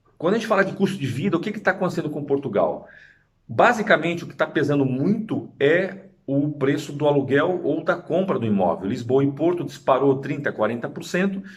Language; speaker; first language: Portuguese; native; Portuguese